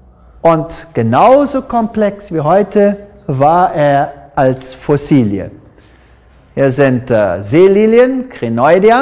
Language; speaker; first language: German; non-native, fluent; English